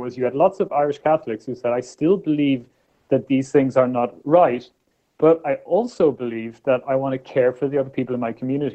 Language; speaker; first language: English; native; English